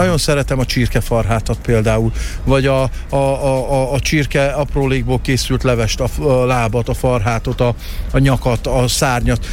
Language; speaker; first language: Hungarian; native; Hungarian